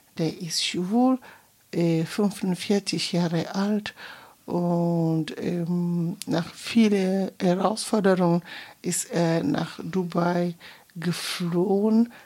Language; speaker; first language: German; non-native, fluent; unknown